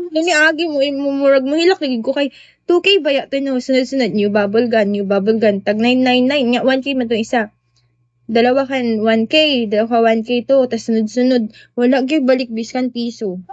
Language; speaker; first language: Cebuano; non-native, local second language; Hiligaynon